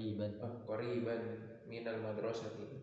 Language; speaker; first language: Arabic; non-native, learner; Indonesian